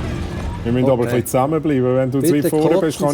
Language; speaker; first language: German; native; German